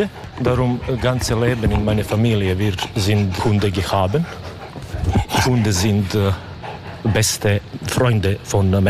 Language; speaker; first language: German; non-native, learner; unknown